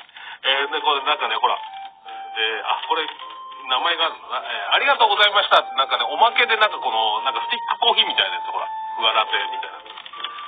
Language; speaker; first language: Japanese; native; Japanese